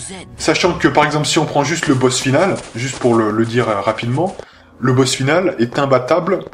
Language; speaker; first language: French; native; French